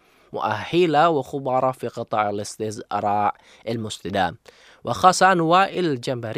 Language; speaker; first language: Arabic; non-native, fluent; Indonesian